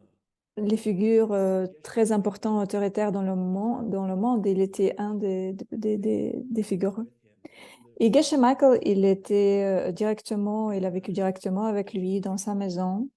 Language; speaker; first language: French; non-native, fluent; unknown